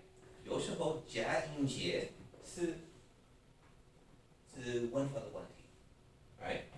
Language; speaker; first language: Chinese; non-native, learner; English